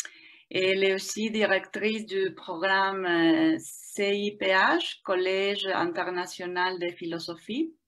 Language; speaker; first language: French; non-native, fluent; Spanish